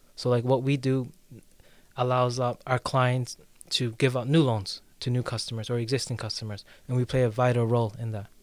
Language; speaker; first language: English; native; English